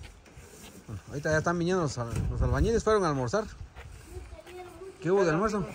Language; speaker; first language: Spanish; native; Spanish